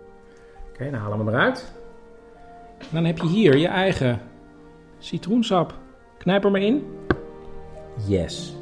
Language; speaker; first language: Dutch; native; Dutch